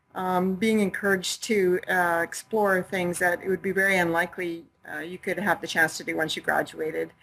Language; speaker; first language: English; native; English